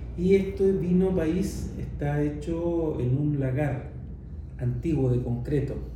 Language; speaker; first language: Spanish; native; Spanish